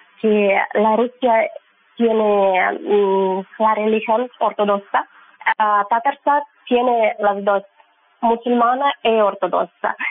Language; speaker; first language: Spanish; non-native, learner; Russian